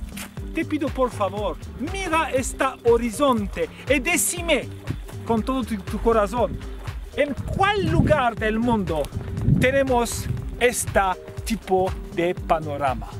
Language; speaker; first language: Spanish; non-native, fluent; Turkish